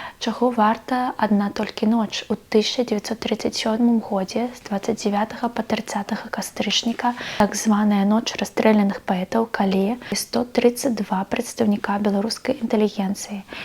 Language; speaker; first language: Belarusian; non-native, local second language; Russian